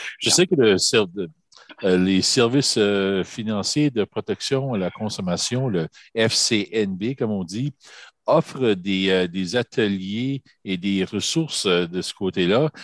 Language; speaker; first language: French; native; French